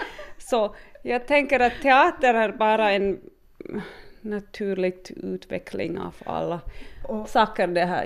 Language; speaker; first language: Swedish; early bilingual, heritage; Finnish